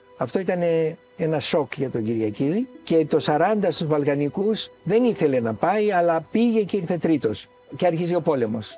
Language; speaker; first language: Greek; native; Greek